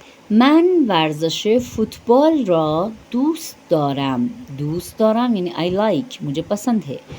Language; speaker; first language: Persian; non-native, fluent; Urdu